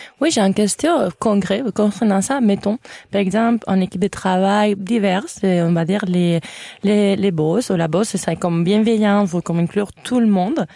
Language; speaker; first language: French; non-native, fluent; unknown